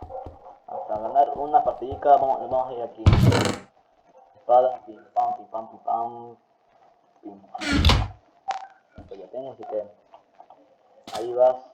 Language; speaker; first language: Spanish; native; Spanish